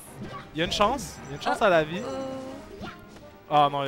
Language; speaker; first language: French; native; French